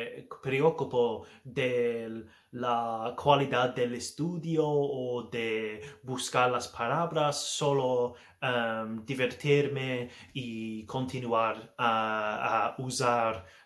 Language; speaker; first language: Spanish; non-native, learner; English